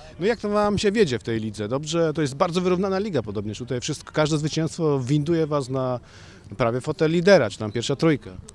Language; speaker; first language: Polish; native; Polish